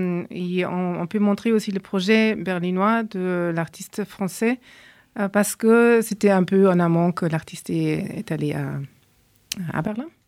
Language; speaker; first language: French; non-native, fluent; German